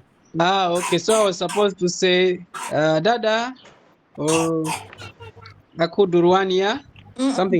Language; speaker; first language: English; non-native, fluent; Nyanja